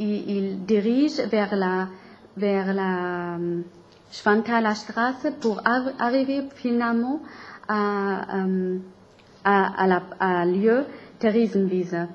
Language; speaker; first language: French; non-native, learner; German